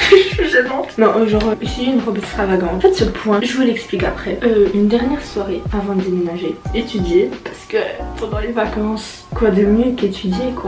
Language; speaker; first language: French; native; French